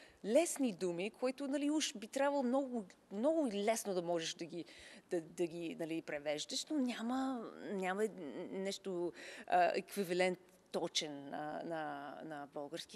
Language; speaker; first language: Bulgarian; non-native, fluent; English